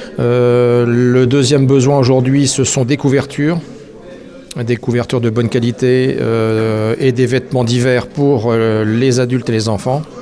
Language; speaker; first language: French; native; French